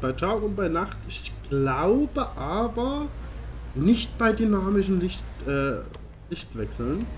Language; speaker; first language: German; native; German